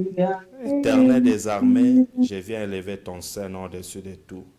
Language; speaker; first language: French; non-native, local second language; Lingala